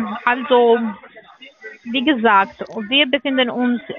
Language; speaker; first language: German; non-native, learner; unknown